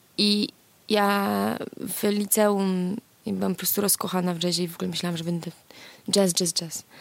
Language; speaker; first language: Polish; native; Polish